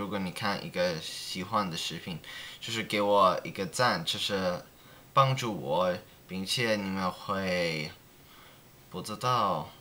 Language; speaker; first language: Chinese; non-native, learner; English